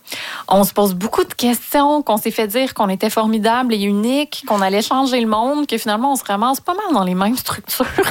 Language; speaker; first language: French; native; French